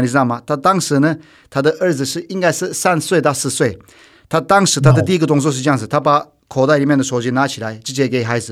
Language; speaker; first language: Chinese; non-native, fluent; Turkish